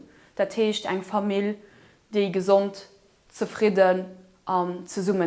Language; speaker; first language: German; non-native, local second language; Luxembourgish